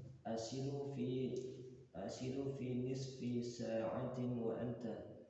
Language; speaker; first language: Arabic; non-native, learner; Indonesian